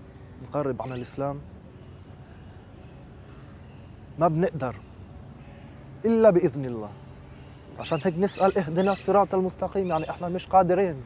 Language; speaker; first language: Arabic; non-native, fluent; French